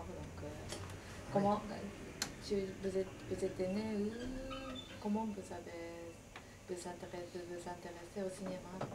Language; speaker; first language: French; non-native, learner; Japanese